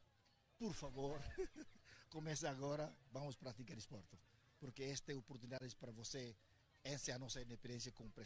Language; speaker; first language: Portuguese; non-native, local second language; Tetum